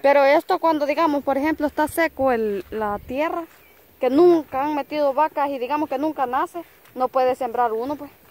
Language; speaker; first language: Spanish; native; Spanish